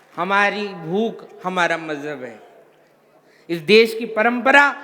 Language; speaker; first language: Hindi; non-native, local second language; Marathi